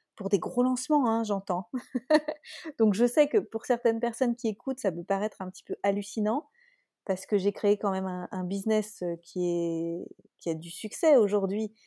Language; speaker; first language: French; native; French